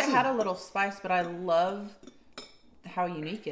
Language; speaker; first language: English; native; English